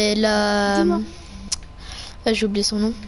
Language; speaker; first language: French; native; French